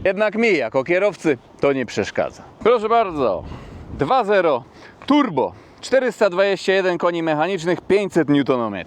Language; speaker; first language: Polish; native; Polish